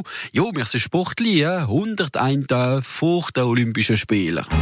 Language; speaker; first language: German; native; German